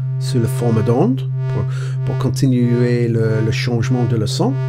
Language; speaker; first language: French; non-native, learner; English